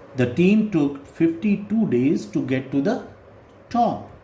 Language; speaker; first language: English; non-native, local second language; Hindi